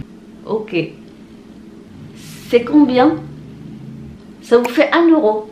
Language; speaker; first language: French; non-native, fluent; Indonesian